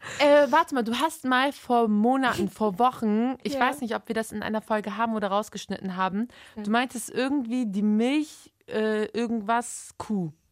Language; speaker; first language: German; early bilingual, other home language; Turkish